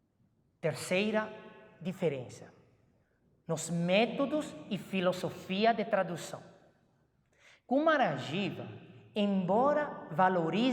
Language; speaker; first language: Portuguese; non-native, fluent; Chinese